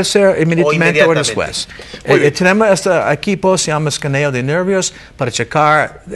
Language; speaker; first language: Spanish; non-native, learner; English